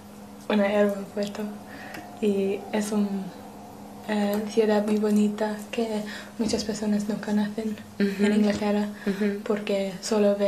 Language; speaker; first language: Spanish; non-native, learner; English